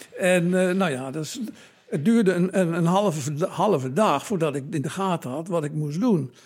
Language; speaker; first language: Dutch; native; Dutch